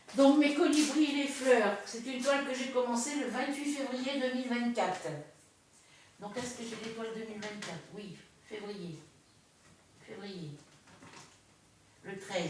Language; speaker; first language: French; native; French